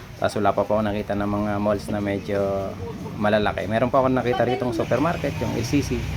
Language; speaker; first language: Filipino; non-native, local second language; Bikol